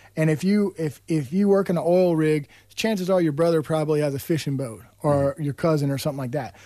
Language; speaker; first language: English; native; English